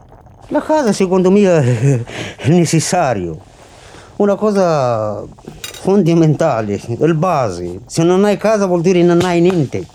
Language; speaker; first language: Italian; non-native, fluent; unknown